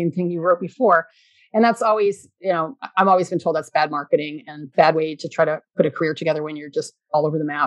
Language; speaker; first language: English; native; English